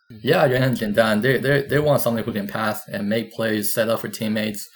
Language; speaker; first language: English; non-native, fluent; Chinese